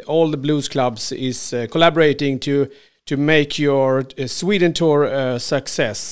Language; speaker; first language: English; non-native, fluent; Swedish